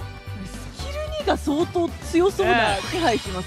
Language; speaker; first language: Japanese; native; Japanese